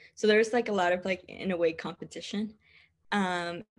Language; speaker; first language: English; non-native, fluent; Spanish